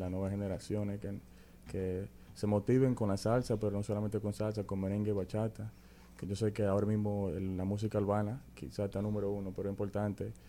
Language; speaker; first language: Spanish; early bilingual, heritage; Spanish